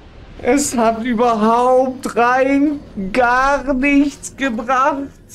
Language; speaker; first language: German; native; German